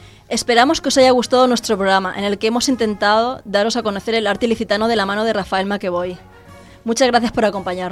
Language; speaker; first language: Spanish; native; Spanish